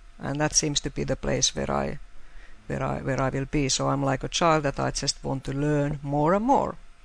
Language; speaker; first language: English; non-native, fluent; Finnish